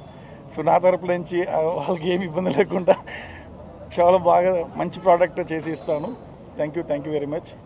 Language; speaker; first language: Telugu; non-native, learner; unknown